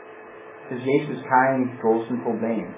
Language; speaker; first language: German; non-native, fluent; English